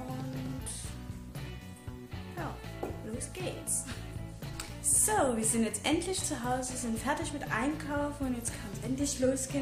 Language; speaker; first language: German; native; German